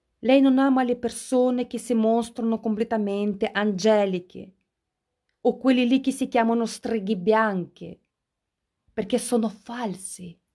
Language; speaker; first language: Italian; non-native, fluent; Russian